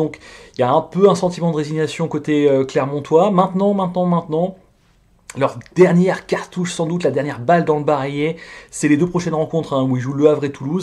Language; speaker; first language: French; native; French